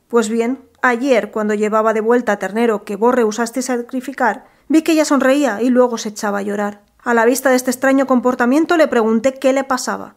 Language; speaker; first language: Spanish; native; Spanish